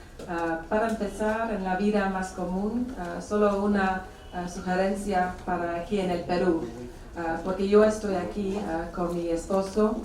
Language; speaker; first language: Spanish; non-native, fluent; English